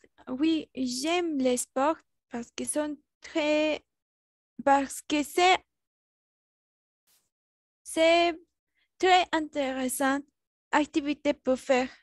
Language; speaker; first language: French; non-native, learner; Spanish